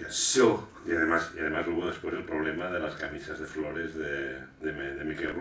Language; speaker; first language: Spanish; native; Spanish